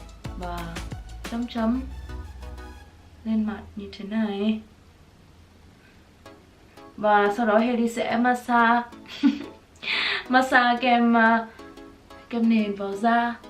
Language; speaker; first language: Vietnamese; early bilingual, heritage; Vietnamese